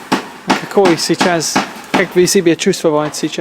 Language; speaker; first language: Russian; non-native, learner; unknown